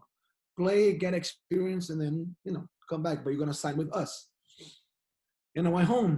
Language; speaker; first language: English; non-native, fluent; Portuguese